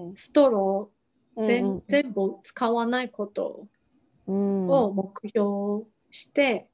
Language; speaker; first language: Japanese; non-native, fluent; Chinese